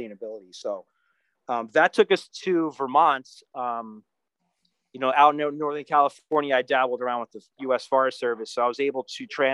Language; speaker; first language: English; native; English